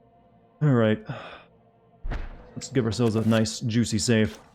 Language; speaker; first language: English; native; English